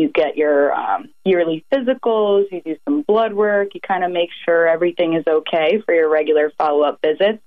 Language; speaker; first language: English; native; English